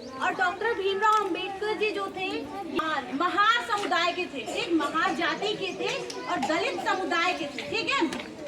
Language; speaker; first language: Hindi; native; Hindi